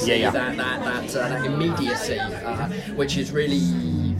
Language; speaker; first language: English; native; English